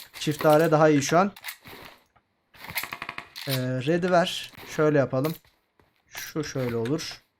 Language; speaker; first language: Turkish; native; Turkish